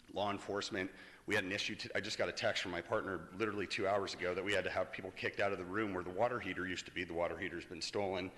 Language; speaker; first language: English; native; English